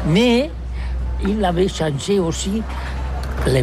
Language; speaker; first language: French; non-native, learner; Catalan